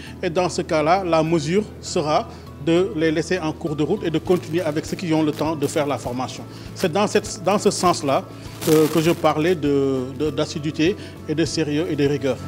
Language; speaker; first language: French; non-native, local second language; Wolof